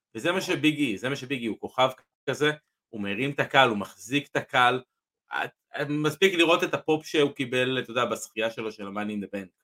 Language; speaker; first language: Hebrew; native; Hebrew